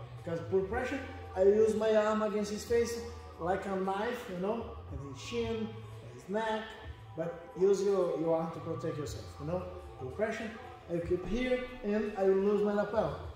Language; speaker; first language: English; non-native, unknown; Portuguese